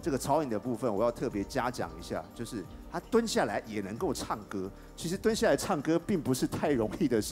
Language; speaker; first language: Chinese; native; Chinese